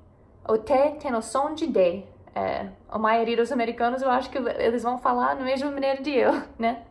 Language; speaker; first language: Portuguese; non-native, fluent; English